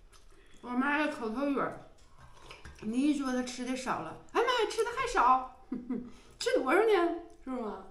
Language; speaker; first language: Chinese; native; Chinese